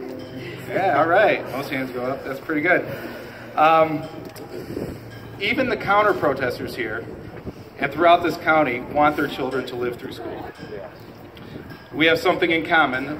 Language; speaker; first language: English; native; English